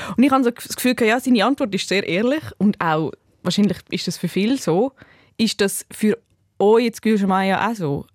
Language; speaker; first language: German; native; German